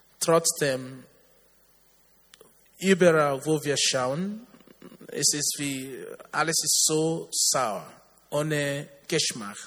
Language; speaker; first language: German; non-native, learner; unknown